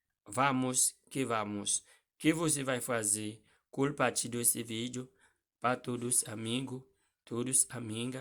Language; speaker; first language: Portuguese; non-native, learner; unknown